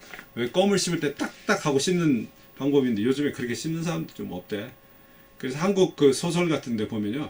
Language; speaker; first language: Korean; native; Korean